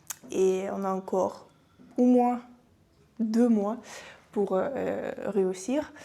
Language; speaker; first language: French; non-native, fluent; Russian